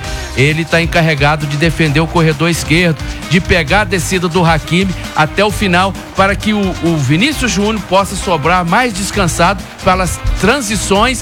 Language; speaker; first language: Portuguese; native; Portuguese